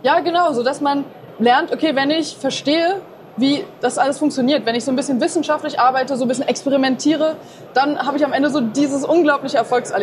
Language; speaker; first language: German; native; German